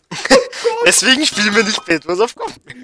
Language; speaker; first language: German; native; German